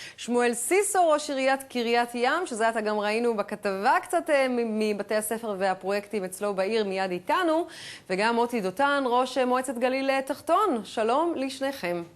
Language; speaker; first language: Hebrew; native; Hebrew